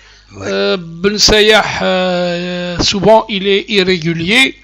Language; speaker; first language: French; non-native, local second language; Kabyle